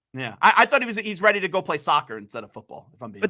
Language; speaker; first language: English; native; English